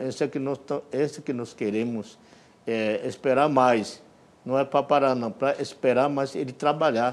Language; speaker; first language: Portuguese; non-native, local second language; Yanomámi